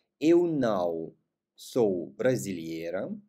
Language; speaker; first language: Portuguese; non-native, fluent; Russian